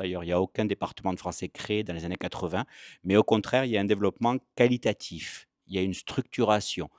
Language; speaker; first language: French; native; French